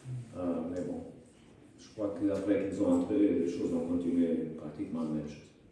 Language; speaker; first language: French; non-native, fluent; Portuguese